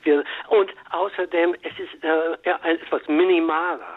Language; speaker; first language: German; non-native, fluent; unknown